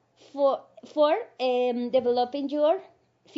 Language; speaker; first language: English; non-native, fluent; Spanish